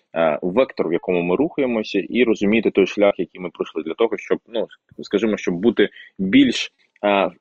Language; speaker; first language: Ukrainian; non-native, local second language; Russian